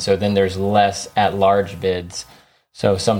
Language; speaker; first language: English; native; English